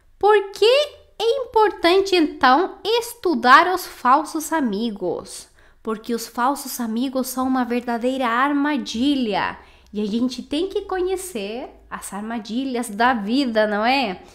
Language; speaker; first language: Portuguese; non-native, fluent; Spanish